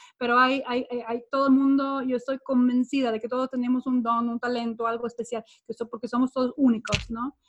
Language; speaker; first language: Spanish; non-native, fluent; Swedish